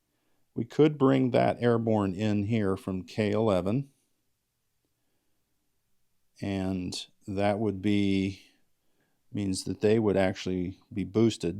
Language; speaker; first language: English; native; English